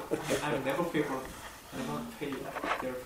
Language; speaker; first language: English; non-native, learner; Korean